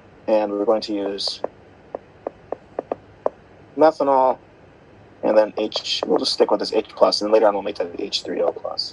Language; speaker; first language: English; native; English